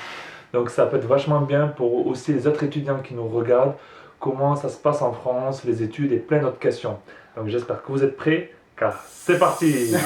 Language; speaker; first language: French; native; French